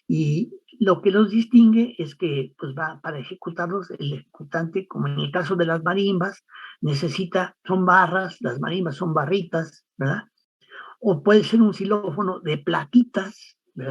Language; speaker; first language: Spanish; native; Spanish